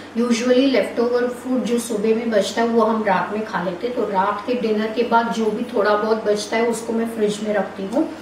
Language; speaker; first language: Hindi; non-native, local second language; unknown